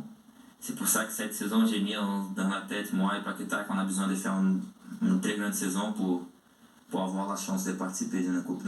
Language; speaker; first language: French; non-native, learner; Portuguese